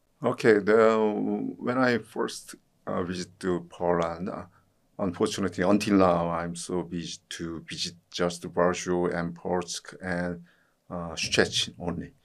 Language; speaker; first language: English; non-native, learner; Korean